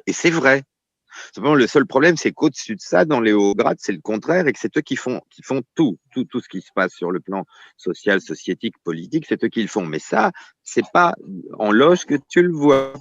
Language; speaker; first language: French; native; French